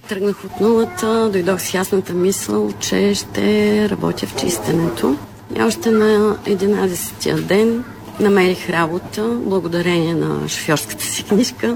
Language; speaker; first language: Bulgarian; non-native, local second language; Turkish